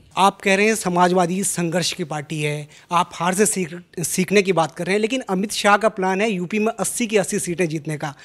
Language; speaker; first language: Hindi; native; Hindi